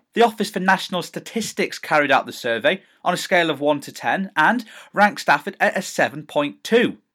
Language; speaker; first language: English; native; English